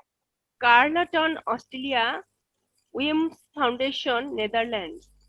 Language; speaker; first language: English; non-native, local second language; Bangla